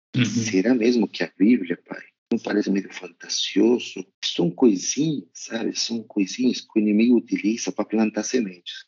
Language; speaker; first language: Portuguese; non-native, fluent; Spanish